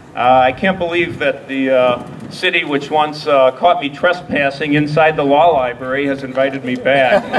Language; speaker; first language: English; native; English